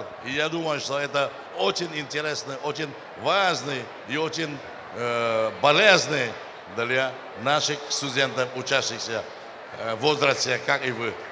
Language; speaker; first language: Russian; non-native, fluent; Vietnamese